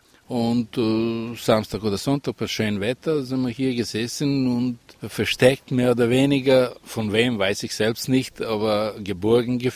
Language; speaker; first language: German; non-native, fluent; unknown